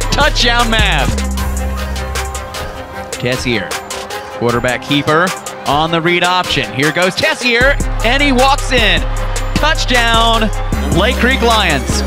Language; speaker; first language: English; native; English